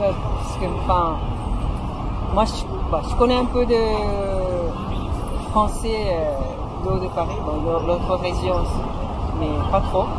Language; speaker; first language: French; non-native, fluent; Japanese